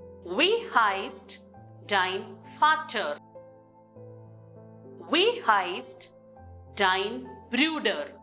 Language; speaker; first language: German; non-native, learner; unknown